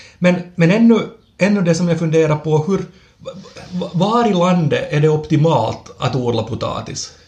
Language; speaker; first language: Swedish; native; Swedish